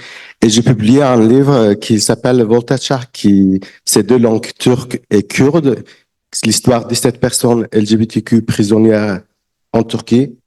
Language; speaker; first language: French; non-native, learner; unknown